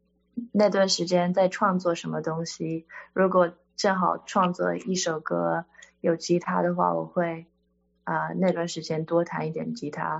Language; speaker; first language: Chinese; early bilingual, heritage; Chinese